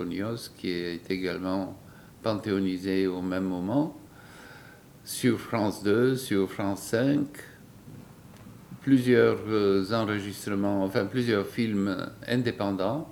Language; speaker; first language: French; non-native, fluent; Bulgarian